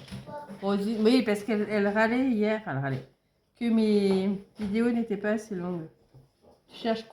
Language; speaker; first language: French; native; French